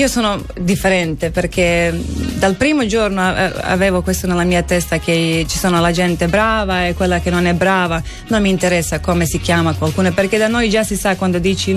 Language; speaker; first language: Italian; non-native, learner; Croatian